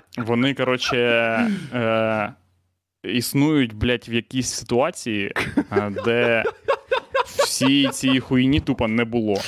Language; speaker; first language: Ukrainian; non-native, local second language; Russian